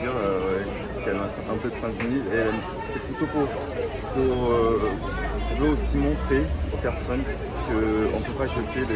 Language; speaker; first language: French; non-native, fluent; Portuguese